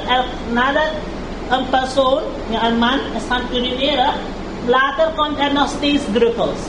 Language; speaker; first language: Dutch; early bilingual, heritage; Urdu